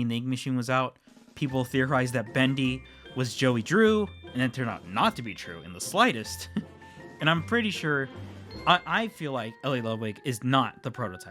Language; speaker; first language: English; native; English